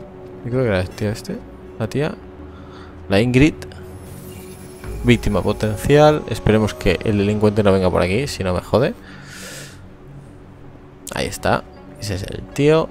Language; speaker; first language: Spanish; native; Spanish